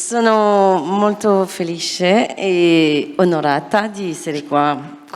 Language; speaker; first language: Italian; non-native, learner; French